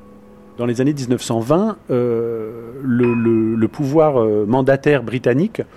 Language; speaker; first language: French; native; French